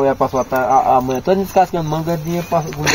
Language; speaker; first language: Portuguese; native; Portuguese